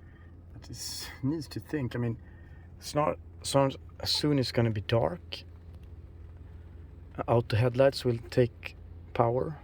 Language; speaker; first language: English; non-native, fluent; Swedish